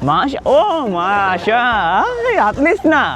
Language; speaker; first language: Russian; non-native, learner; Bangla